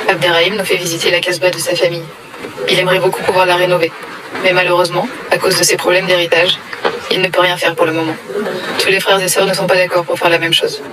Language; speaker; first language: French; native; French